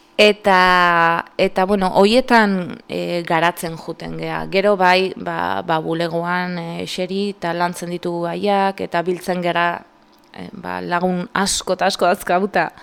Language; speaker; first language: Basque; native; Basque